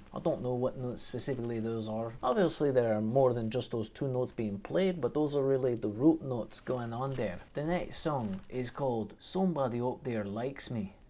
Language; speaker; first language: English; native; English